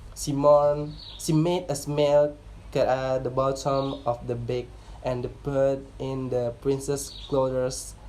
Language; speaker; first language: English; non-native, learner; Indonesian